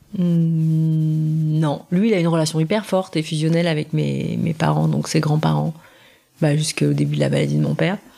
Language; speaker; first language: French; native; French